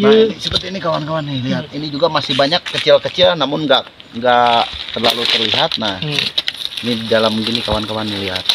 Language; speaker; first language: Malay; non-native, local second language; Sundanese